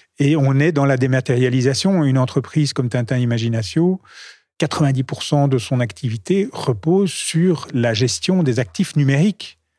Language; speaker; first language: French; native; French